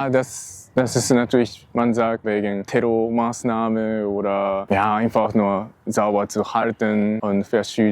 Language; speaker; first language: German; non-native, learner; Japanese